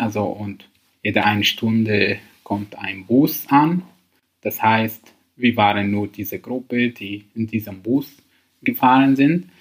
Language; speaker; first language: German; non-native, learner; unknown